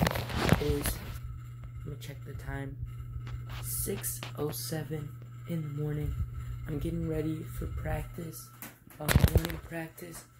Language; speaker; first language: English; native; English